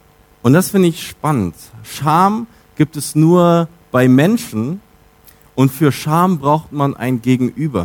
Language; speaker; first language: German; native; German